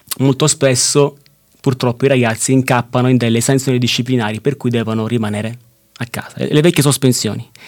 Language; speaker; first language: Italian; native; Italian